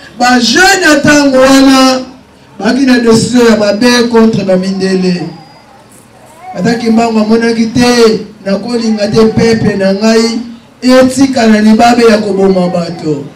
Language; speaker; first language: Lingala; non-native, local second language; Kongo